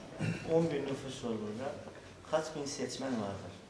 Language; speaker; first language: Turkish; native; Turkish